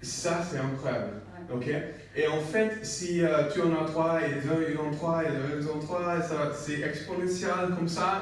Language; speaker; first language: French; non-native, learner; English